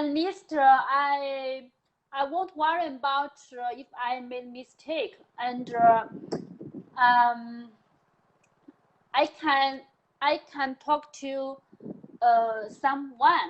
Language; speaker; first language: English; non-native, learner; Chinese